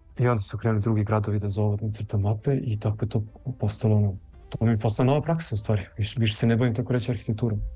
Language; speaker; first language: Serbian; early bilingual, heritage; Serbian